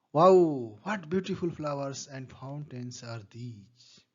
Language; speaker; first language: English; non-native, local second language; Hindi